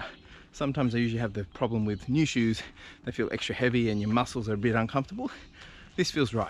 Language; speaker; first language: English; native; English